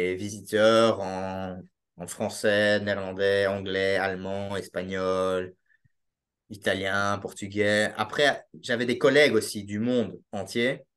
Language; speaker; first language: French; native; French